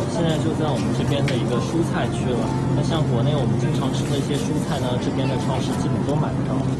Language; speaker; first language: Chinese; native; Chinese